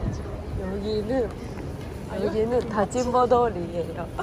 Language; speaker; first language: Korean; non-native, learner; Japanese